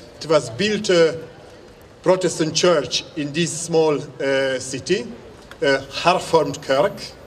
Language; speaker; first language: English; non-native, learner; Hungarian